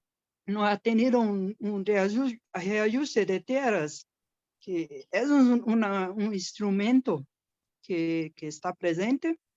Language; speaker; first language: Spanish; non-native, learner; Portuguese